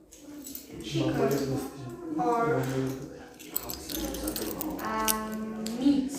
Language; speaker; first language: English; non-native, learner; Turkish